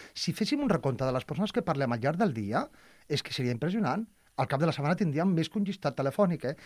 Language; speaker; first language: Catalan; native; Catalan